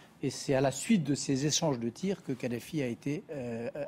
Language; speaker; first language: French; native; French